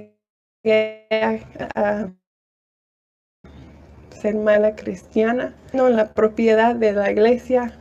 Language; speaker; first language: Spanish; non-native, fluent; English